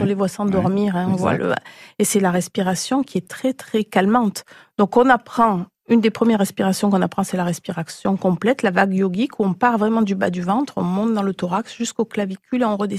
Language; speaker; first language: French; native; French